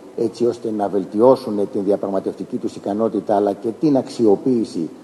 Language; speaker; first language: Greek; native; Greek